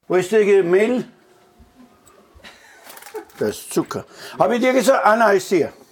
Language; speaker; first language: German; non-native, fluent; Italian